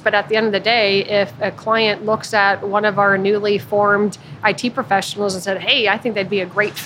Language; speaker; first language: English; native; English